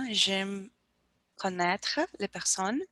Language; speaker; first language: French; non-native, learner; Portuguese